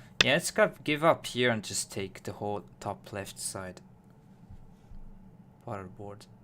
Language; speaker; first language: English; non-native, fluent; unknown